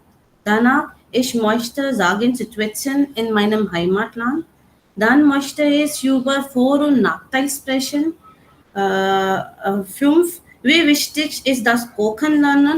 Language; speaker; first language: German; non-native, learner; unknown